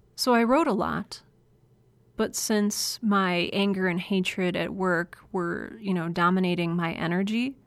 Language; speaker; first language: English; native; English